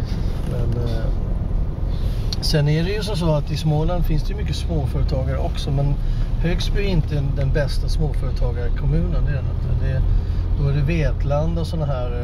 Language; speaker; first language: Swedish; native; Swedish